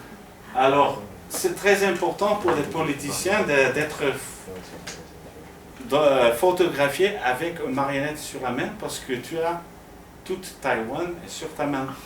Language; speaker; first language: French; non-native, fluent; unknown